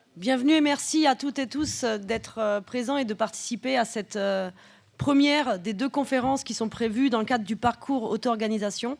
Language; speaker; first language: French; native; French